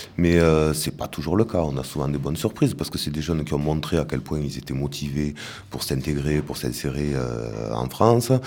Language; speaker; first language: French; native; French